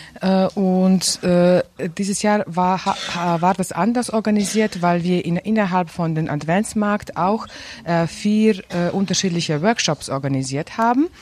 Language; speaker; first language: German; non-native, fluent; Serbian